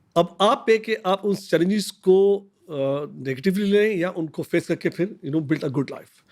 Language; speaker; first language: Urdu; native; Urdu